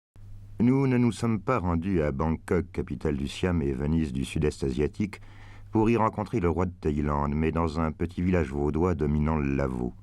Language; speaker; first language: French; native; French